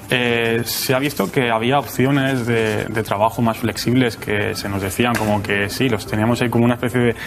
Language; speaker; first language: Spanish; native; Spanish